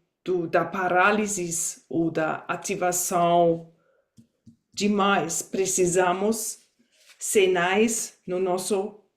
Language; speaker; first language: Portuguese; non-native, fluent; German